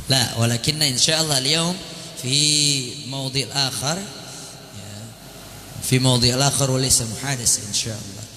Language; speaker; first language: Arabic; non-native, fluent; Indonesian